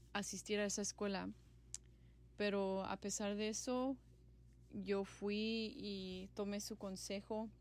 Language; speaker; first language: Spanish; early bilingual, other home language; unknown